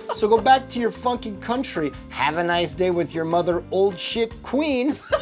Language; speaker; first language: English; native; English